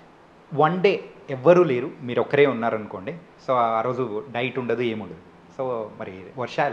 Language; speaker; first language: Telugu; native; Telugu